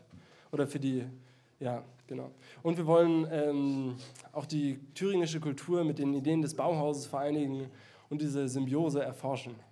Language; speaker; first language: German; native; German